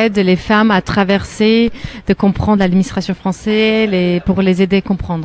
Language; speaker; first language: French; non-native, fluent; Armenian